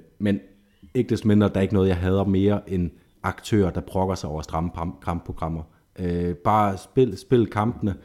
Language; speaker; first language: Danish; native; Danish